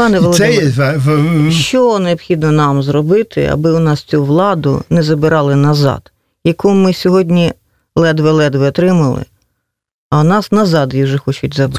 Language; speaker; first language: Ukrainian; native; Ukrainian